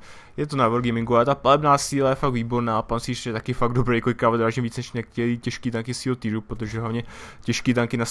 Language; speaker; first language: Czech; native; Czech